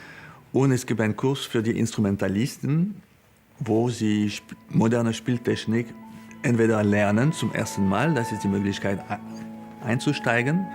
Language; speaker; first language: German; non-native, fluent; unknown